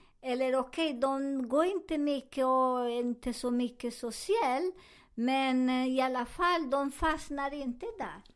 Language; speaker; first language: Swedish; non-native, learner; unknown